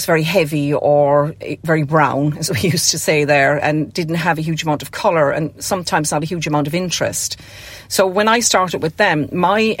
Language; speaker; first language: English; native; English